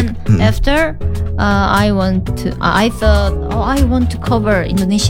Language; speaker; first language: English; non-native, learner; Korean